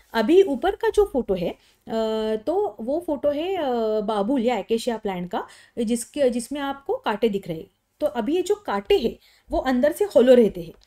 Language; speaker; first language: Hindi; non-native, local second language; Marathi